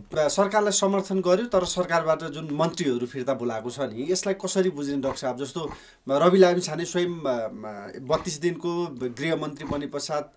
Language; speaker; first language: Nepali; native; Nepali